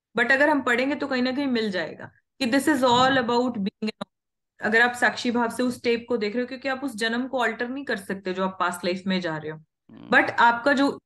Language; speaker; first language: Hindi; non-native, local second language; Punjabi